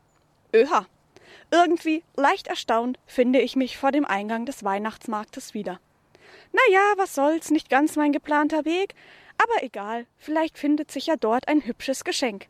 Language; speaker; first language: German; native; German